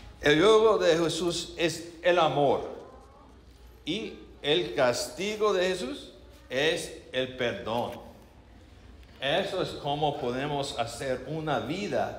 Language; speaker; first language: Spanish; non-native, learner; English